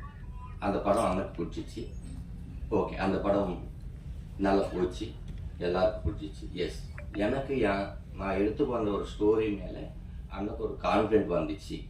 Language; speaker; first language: Tamil; non-native, learner; Telugu